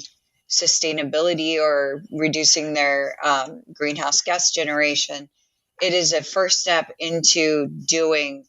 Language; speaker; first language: English; native; English